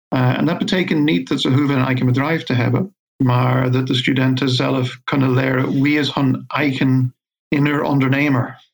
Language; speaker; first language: Dutch; non-native, fluent; English